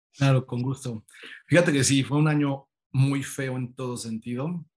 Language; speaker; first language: Spanish; native; Spanish